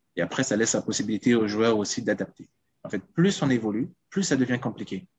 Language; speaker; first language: French; non-native, local second language; Sango